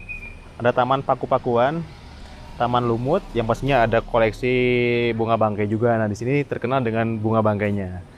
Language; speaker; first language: Indonesian; native; Indonesian